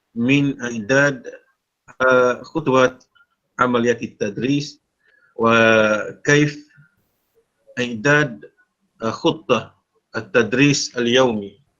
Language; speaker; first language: Arabic; non-native, fluent; Malay